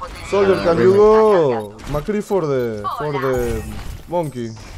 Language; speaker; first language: English; non-native, learner; Spanish